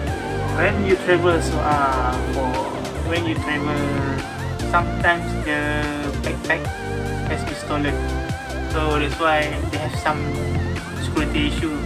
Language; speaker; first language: English; non-native, learner; Malay